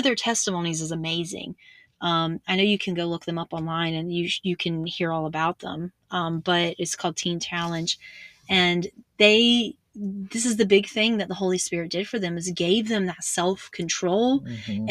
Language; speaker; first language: English; native; English